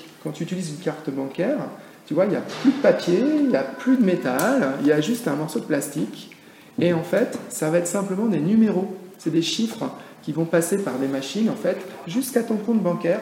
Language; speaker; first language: French; native; French